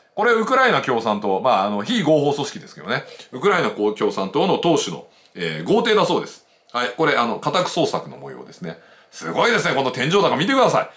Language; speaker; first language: Japanese; native; Japanese